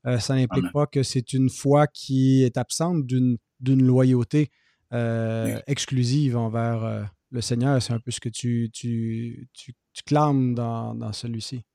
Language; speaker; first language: French; native; French